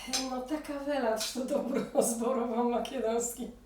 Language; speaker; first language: Macedonian; early bilingual, heritage; Polish